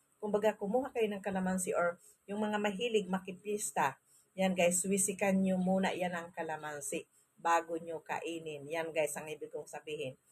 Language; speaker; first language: Filipino; non-native, local second language; Masbatenyo